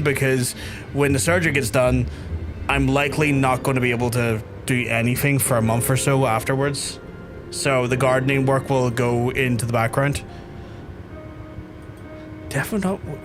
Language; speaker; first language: English; native; English